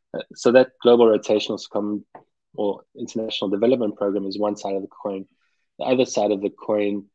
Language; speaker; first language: English; native; English